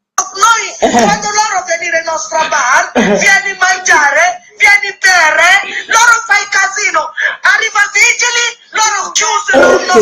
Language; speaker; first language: Italian; non-native, learner; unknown